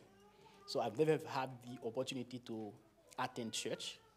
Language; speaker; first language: English; non-native, fluent; Haitian Creole